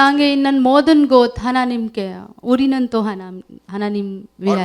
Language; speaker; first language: Korean; non-native, learner; Urdu